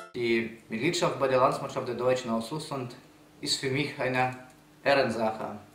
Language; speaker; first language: German; non-native, fluent; Russian